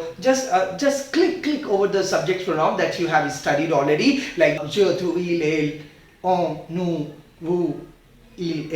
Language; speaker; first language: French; non-native, fluent; Hindi